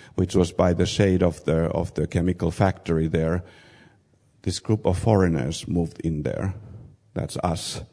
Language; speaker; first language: English; non-native, fluent; Finnish